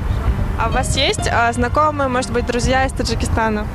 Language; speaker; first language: Russian; native; Russian